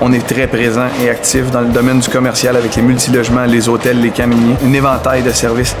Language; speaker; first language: French; native; French